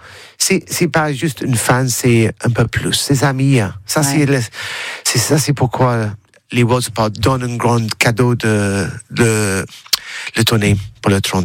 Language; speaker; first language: French; non-native, learner; English